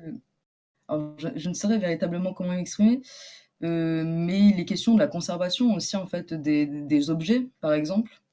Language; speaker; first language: French; native; French